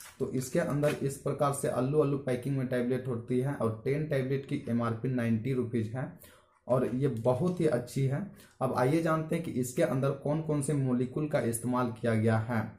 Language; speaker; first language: Hindi; native; Hindi